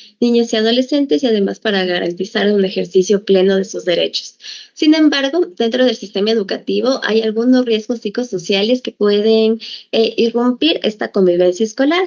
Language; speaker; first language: Spanish; native; Spanish